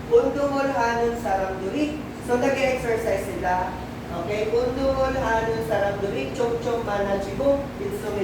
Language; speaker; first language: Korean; non-native, fluent; Filipino